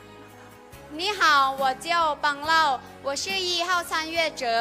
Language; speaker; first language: Chinese; non-native, learner; Lao